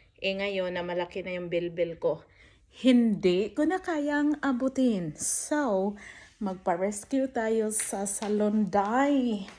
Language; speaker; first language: Filipino; non-native, local second language; Cebuano